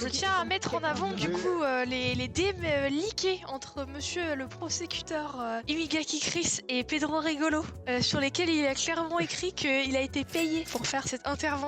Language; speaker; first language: French; native; French